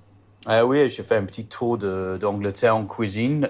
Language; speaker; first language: French; non-native, learner; English